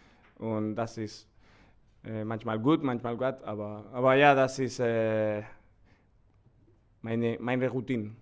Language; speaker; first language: German; non-native, learner; Spanish